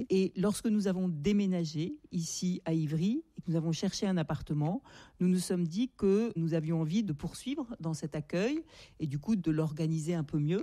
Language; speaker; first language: French; native; French